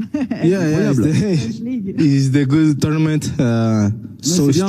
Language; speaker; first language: English; non-native, learner; Portuguese